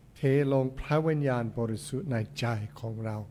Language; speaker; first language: Thai; non-native, fluent; English